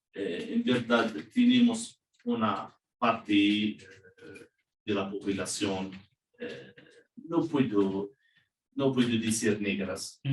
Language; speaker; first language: Spanish; non-native, learner; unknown